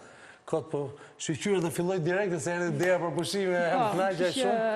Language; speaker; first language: Albanian; native; Albanian